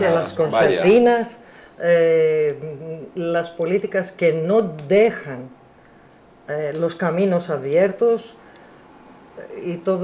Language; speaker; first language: Spanish; non-native, learner; Greek